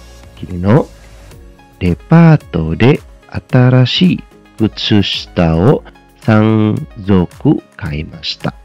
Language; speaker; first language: Japanese; non-native, fluent; Indonesian